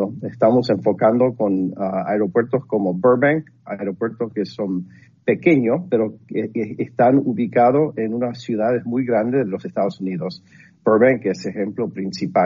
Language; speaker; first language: Spanish; non-native, fluent; English